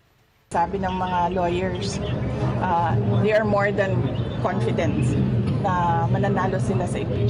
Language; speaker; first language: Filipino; native; Filipino